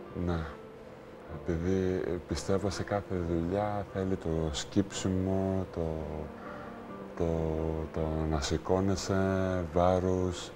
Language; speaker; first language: Greek; early bilingual, heritage; Greek